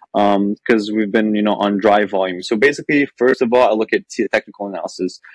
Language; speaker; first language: English; non-native, fluent; Arabic